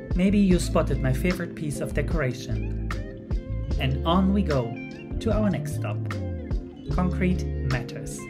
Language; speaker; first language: English; non-native, fluent; Dutch